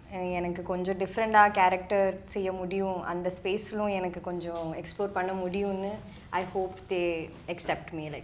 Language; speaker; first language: Tamil; non-native, learner; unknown